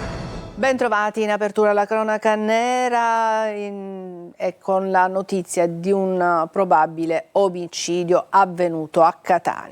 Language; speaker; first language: Italian; native; Italian